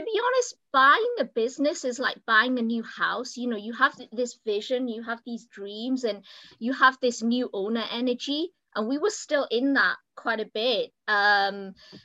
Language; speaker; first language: English; native; English